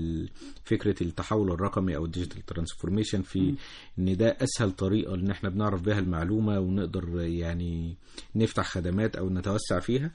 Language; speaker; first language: Arabic; native; Arabic